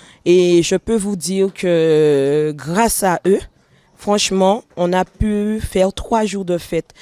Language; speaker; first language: French; native; French